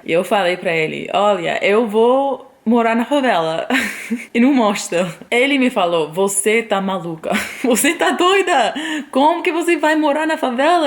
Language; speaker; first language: Portuguese; non-native, fluent; English